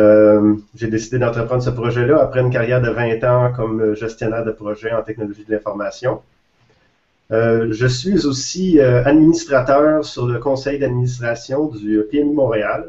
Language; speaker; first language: French; native; French